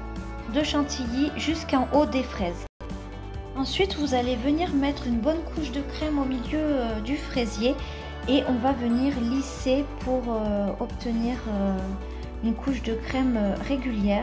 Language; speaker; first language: French; native; French